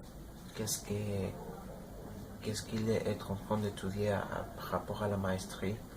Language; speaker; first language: French; non-native, learner; Spanish